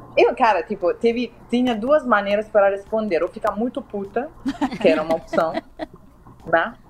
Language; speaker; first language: Portuguese; non-native, fluent; Italian